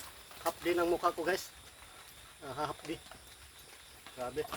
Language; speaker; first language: Filipino; non-native, local second language; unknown